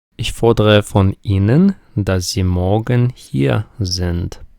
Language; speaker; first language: German; non-native, fluent; Ukrainian